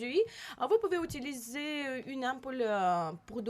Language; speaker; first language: French; non-native, learner; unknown